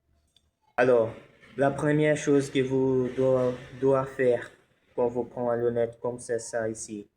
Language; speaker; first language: French; non-native, learner; Portuguese